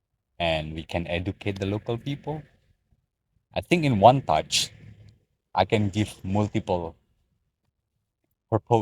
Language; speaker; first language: English; non-native, learner; Indonesian